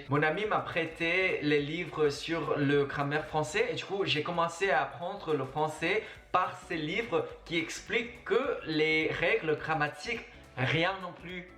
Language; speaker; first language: French; non-native, fluent; Chinese